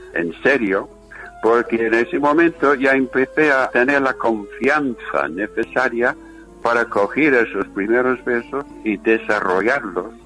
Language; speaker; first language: Spanish; native; Spanish